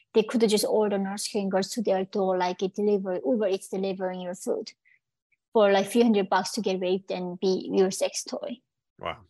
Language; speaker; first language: English; early bilingual, other home language; Korean